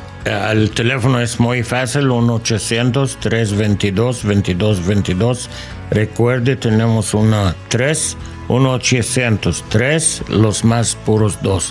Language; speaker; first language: Spanish; non-native, learner; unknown